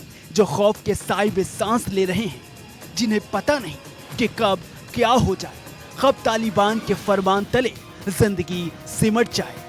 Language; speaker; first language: Hindi; native; Hindi